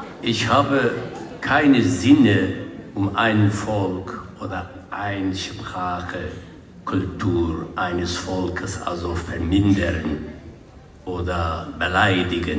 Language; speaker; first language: German; non-native, learner; Kurdish